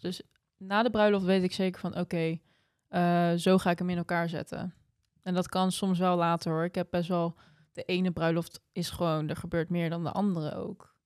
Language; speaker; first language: Dutch; native; Dutch